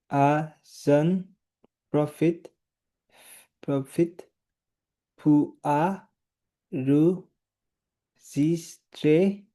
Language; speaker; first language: French; non-native, learner; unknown